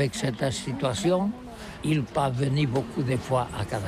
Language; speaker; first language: French; non-native, learner; Catalan